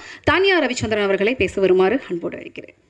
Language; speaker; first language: Tamil; native; Tamil